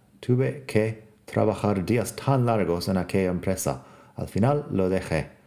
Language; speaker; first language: Spanish; non-native, fluent; English